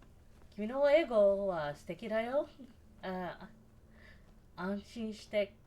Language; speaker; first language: Japanese; non-native, learner; English